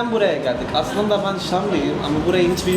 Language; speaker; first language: Turkish; non-native, learner; Arabic